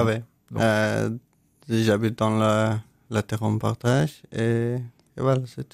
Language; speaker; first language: French; non-native, learner; Persian